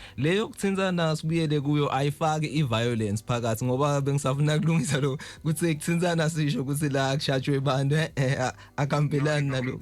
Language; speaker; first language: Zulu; non-native, local second language; Swati